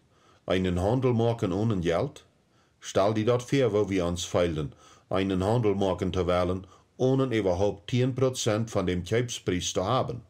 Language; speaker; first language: German; early bilingual, heritage; Plautdietsch